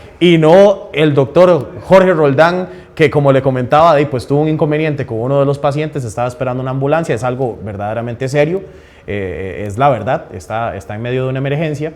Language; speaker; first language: Spanish; native; Spanish